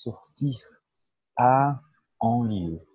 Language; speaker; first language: French; non-native, fluent; Portuguese